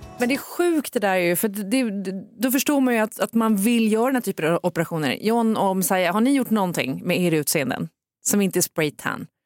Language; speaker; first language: Swedish; native; Swedish